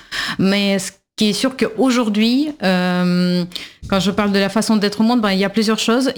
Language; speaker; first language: French; non-native, fluent; Russian